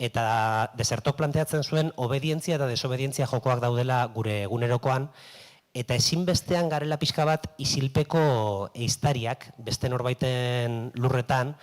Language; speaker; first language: Basque; native; Basque